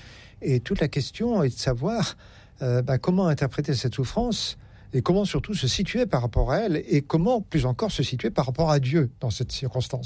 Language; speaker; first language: French; native; French